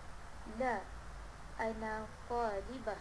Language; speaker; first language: Arabic; non-native, learner; Malay